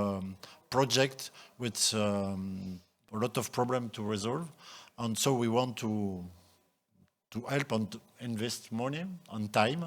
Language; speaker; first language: English; non-native, local second language; French